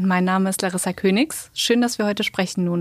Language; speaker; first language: German; native; German